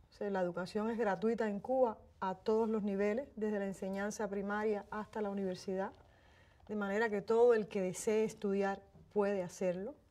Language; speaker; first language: Spanish; native; Spanish